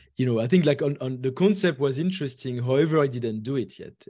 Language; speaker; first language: English; non-native, fluent; French